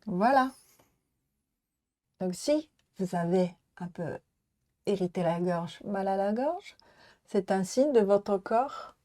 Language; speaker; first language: French; non-native, learner; Japanese